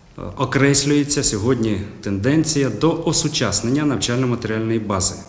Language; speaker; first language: Ukrainian; native; Ukrainian